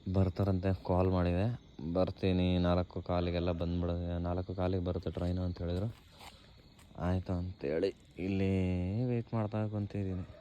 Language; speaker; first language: Kannada; non-native, local second language; Telugu